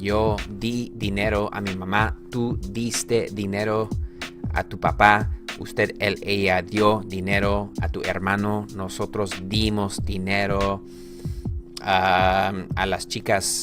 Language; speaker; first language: Spanish; non-native, fluent; English